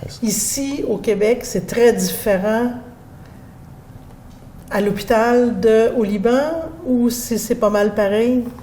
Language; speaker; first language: French; native; French